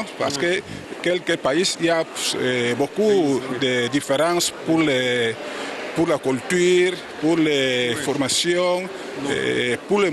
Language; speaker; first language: French; non-native, learner; Spanish